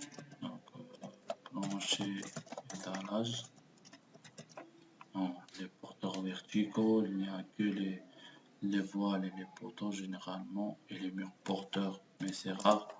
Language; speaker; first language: French; non-native, local second language; Arabic